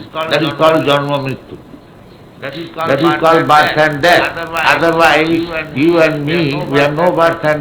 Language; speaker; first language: English; non-native, local second language; Bangla